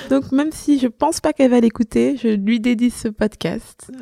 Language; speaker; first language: French; native; French